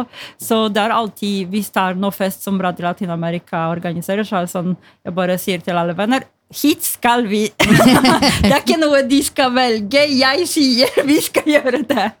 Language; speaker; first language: Norwegian; non-native, fluent; Polish